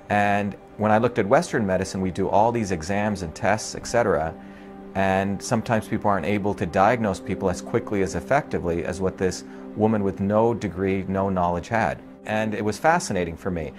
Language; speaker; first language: English; non-native, local second language; Tamil